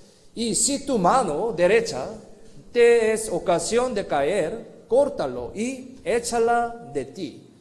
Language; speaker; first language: Spanish; non-native, fluent; Korean